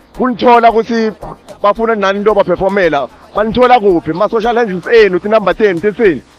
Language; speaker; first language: Zulu; non-native, local second language; Swati